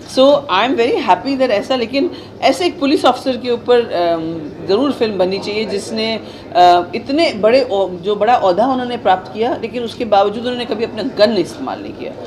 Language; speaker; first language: Hindi; native; Hindi